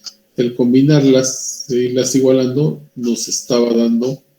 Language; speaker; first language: Spanish; native; Spanish